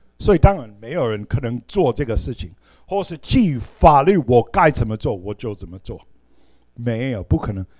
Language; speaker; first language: Chinese; non-native, fluent; English